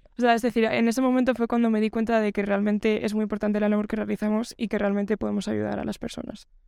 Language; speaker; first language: Spanish; native; Spanish